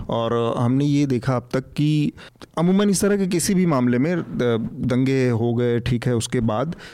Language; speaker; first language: Hindi; native; Hindi